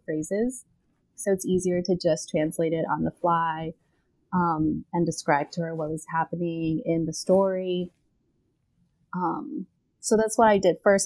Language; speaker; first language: English; native; English